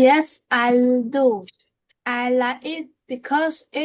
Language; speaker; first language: English; non-native, learner; Vietnamese